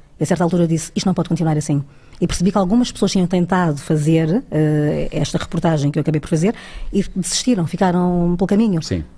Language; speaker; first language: Portuguese; early bilingual, other home language; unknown